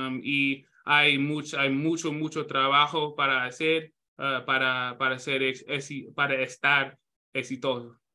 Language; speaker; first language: Spanish; non-native, learner; English